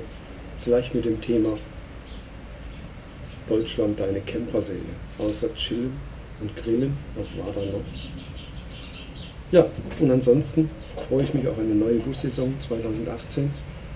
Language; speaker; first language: German; native; German